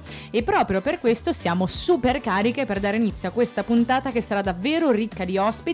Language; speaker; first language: Italian; native; Italian